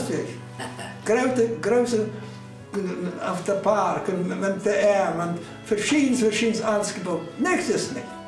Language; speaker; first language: German; early bilingual, heritage; German